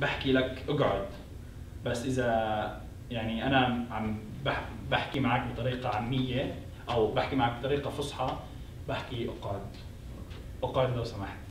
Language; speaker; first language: Arabic; native; Arabic